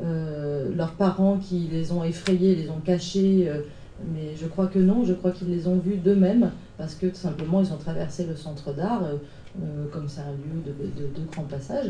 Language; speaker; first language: French; native; French